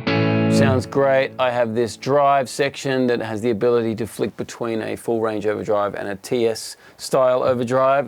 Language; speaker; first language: English; native; English